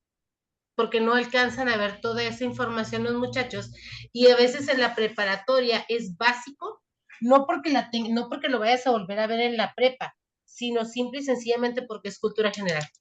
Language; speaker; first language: Spanish; native; Spanish